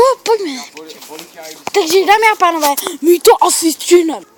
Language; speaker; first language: Czech; native; Czech